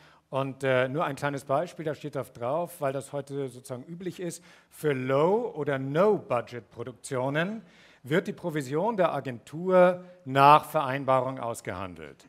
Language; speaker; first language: German; native; German